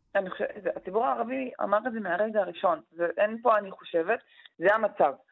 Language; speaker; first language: Hebrew; non-native, local second language; Arabic